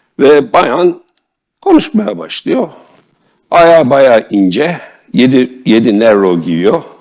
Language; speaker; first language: Turkish; native; Turkish